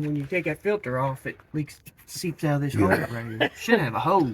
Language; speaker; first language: English; native; English